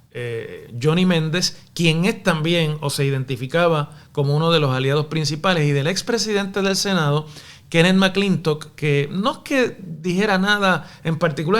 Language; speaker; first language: Spanish; native; Spanish